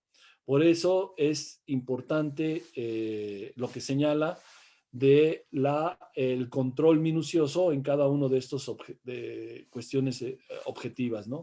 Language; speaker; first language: Spanish; native; Spanish